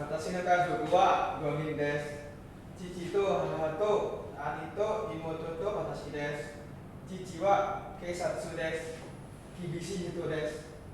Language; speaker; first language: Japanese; non-native, learner; Indonesian